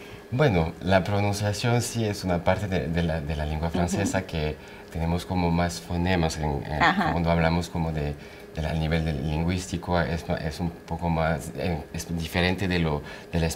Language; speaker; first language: Spanish; non-native, fluent; French